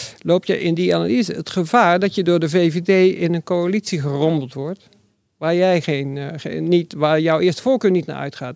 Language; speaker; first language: Dutch; native; Dutch